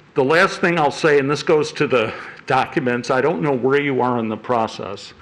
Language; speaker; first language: English; native; English